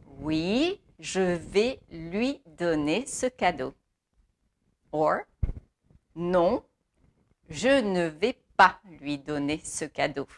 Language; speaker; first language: French; non-native, fluent; English